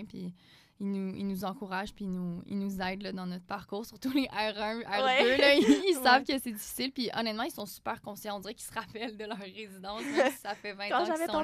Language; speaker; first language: French; native; French